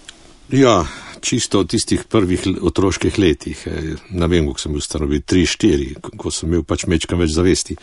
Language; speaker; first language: Slovenian; early bilingual, heritage; Slovenian